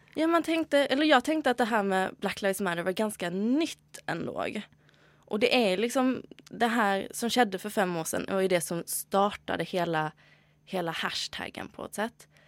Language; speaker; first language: Swedish; native; Swedish